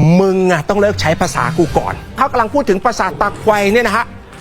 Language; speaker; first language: Thai; native; Thai